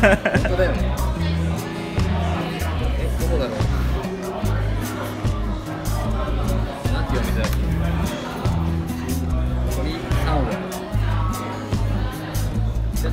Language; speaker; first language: Japanese; native; Japanese